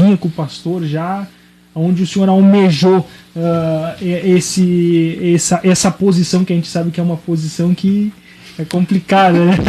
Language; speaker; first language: Portuguese; native; Portuguese